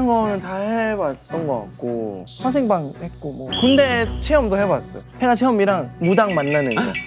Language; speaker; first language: Korean; non-native, fluent; Thai